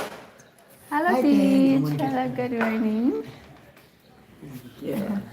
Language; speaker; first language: English; non-native, learner; Cebuano